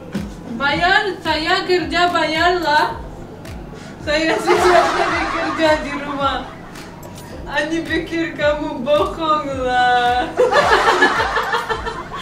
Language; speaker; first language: Indonesian; non-native, learner; Russian